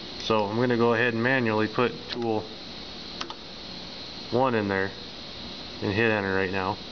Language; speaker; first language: English; native; English